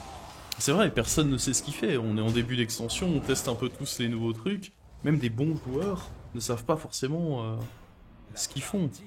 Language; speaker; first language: French; native; French